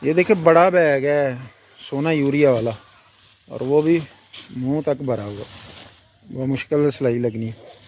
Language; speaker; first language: Hindi; non-native, local second language; Punjabi